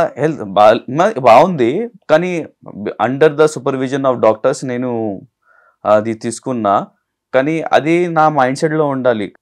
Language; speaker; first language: Telugu; non-native, learner; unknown